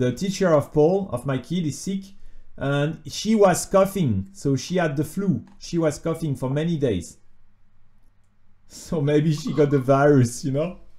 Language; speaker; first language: English; non-native, fluent; French